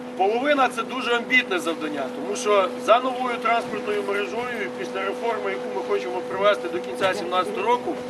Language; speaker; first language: Ukrainian; native; Ukrainian